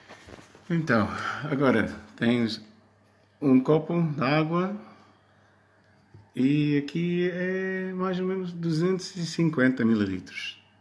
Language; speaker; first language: Portuguese; early bilingual, heritage; Portuguese